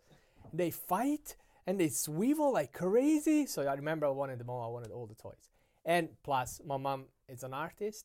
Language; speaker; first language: English; non-native, fluent; Italian